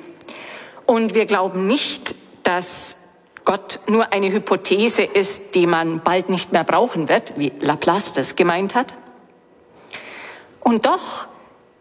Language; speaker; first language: German; native; German